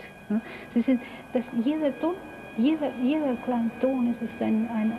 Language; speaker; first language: German; non-native, fluent; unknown